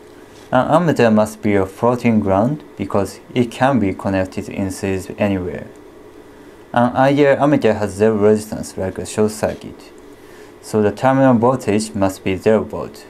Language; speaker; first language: English; non-native, fluent; Japanese